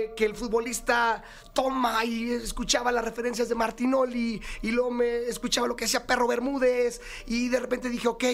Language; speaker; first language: Spanish; native; Spanish